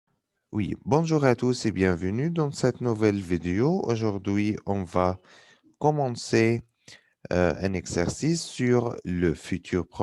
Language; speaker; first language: French; non-native, fluent; Arabic